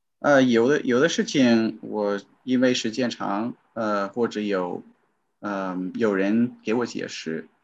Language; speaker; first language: Chinese; non-native, fluent; English